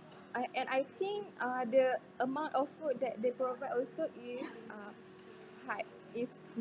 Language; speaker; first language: English; non-native, local second language; Malay